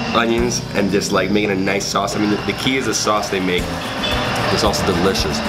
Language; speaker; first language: English; early bilingual, other home language; Spanish